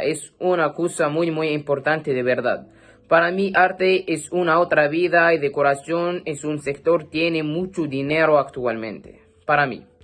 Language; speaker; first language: Spanish; non-native, learner; Arabic